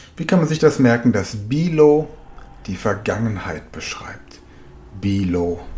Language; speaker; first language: German; native; German